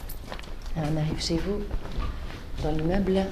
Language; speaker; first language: French; native; French